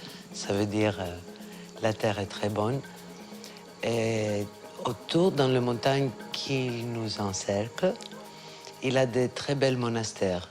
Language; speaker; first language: French; non-native, fluent; Greek